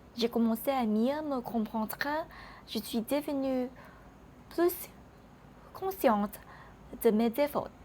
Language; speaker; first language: French; non-native, learner; Vietnamese